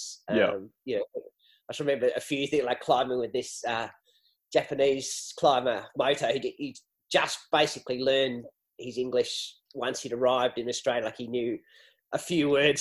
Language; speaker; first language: English; native; English